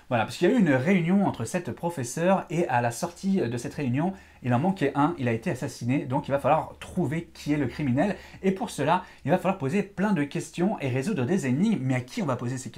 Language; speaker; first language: French; native; French